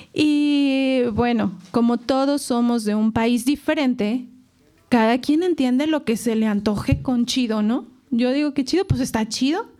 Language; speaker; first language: Spanish; native; Spanish